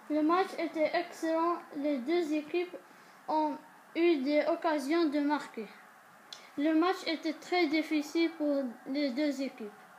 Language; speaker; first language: French; non-native, learner; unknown